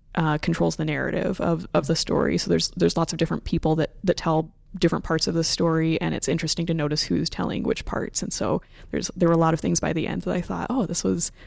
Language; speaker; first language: English; native; English